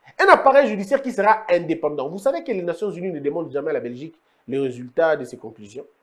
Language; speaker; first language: French; non-native, local second language; Lingala